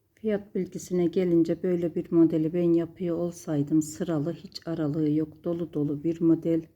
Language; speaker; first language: Turkish; native; Turkish